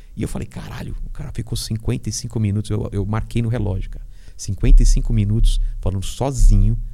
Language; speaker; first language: Portuguese; native; Portuguese